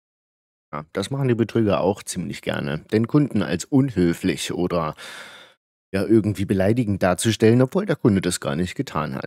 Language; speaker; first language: German; native; German